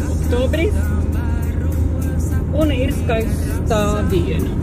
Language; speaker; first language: Latvian; non-native, learner; Czech